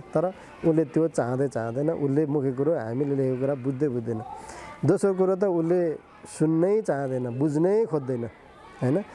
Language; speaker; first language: Nepali; non-native, local second language; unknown